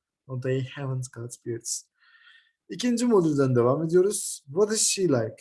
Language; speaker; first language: English; non-native, fluent; Turkish